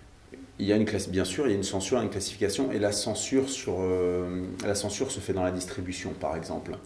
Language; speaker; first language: French; native; French